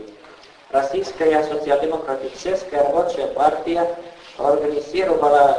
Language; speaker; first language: Russian; non-native, fluent; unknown